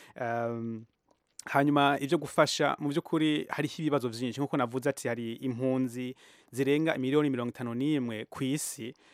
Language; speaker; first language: Rundi; early bilingual, heritage; Rundi